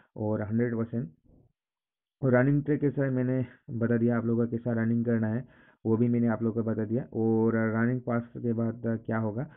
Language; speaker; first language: Hindi; non-native, local second language; Assamese